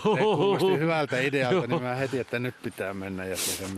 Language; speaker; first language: Finnish; native; Finnish